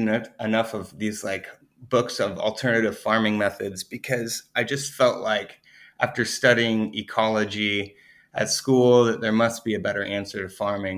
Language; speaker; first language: English; native; English